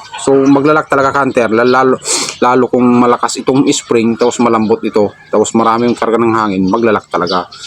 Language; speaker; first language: Filipino; non-native, local second language; Iloko